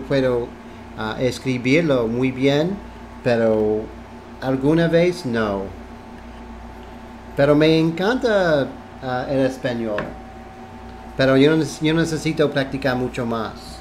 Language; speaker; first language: Spanish; non-native, learner; English